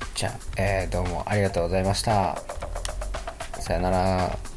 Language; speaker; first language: Japanese; early bilingual, other home language; Chinese